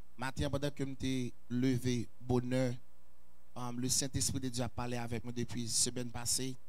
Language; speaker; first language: French; native; French